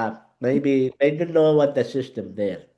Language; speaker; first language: English; non-native, learner; Arabic